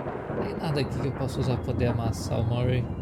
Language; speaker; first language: Portuguese; native; Portuguese